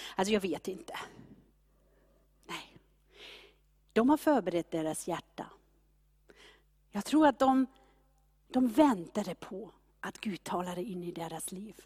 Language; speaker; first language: Swedish; non-native, fluent; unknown